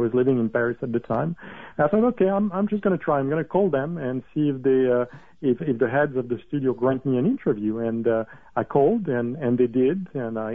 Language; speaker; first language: English; non-native, fluent; French